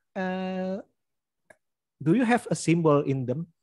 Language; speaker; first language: English; non-native, learner; Indonesian